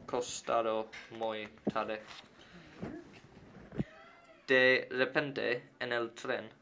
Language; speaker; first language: Spanish; non-native, learner; English